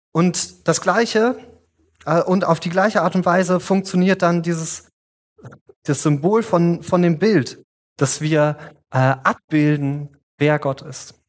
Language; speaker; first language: German; native; German